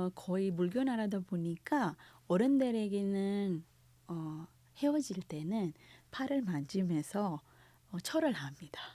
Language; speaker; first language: Korean; non-native, fluent; Sinhala